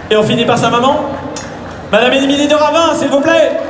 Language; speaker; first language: French; native; French